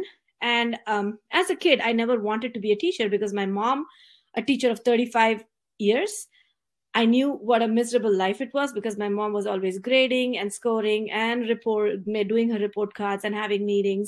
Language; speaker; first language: English; non-native, local second language; Tamil